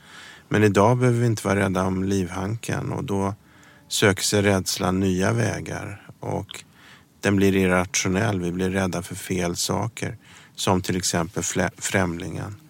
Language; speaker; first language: Swedish; early bilingual, other home language; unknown